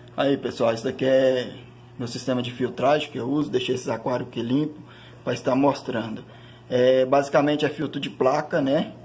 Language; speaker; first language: Portuguese; native; Portuguese